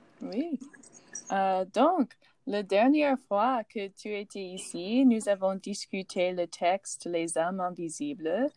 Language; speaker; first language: French; non-native, learner; English